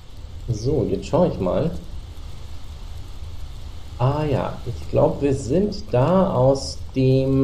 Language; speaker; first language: German; native; German